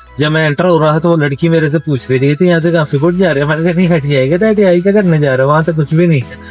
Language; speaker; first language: Urdu; native; Urdu